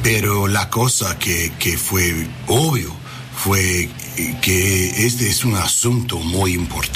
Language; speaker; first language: Spanish; non-native, learner; English